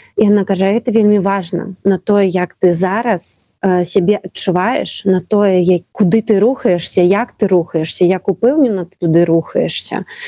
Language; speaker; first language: Belarusian; non-native, local second language; Russian